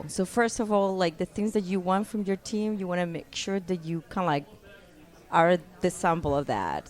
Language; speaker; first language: English; non-native, fluent; Spanish